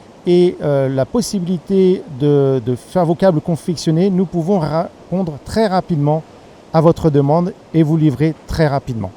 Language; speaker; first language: French; native; French